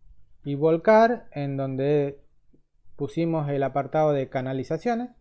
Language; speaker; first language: Spanish; native; Spanish